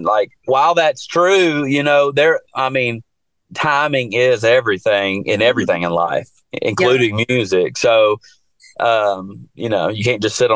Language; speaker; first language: English; native; English